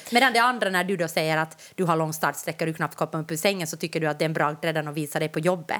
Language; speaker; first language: Swedish; native; Swedish